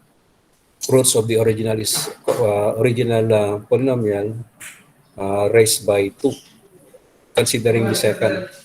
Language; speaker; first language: English; non-native, local second language; Filipino